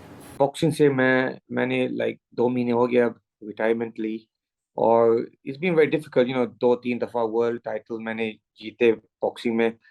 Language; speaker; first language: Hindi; early bilingual, heritage; English